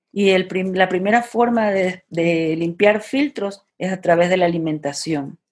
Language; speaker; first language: Spanish; native; Spanish